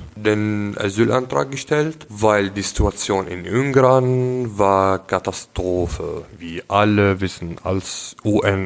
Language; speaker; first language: German; non-native, local second language; Arabic